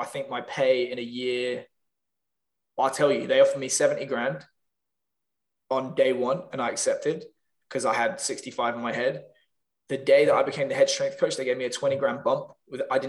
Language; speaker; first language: English; native; English